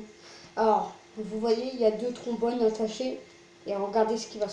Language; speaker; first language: French; native; French